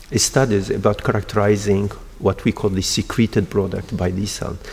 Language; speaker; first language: English; non-native, fluent; Arabic